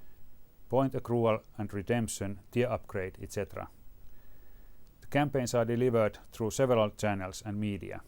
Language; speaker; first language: English; non-native, fluent; Finnish